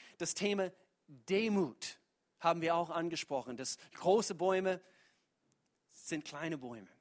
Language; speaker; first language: German; non-native, fluent; English